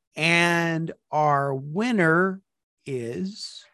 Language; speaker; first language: English; native; English